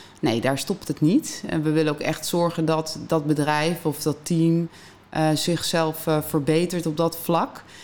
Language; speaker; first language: Dutch; native; Dutch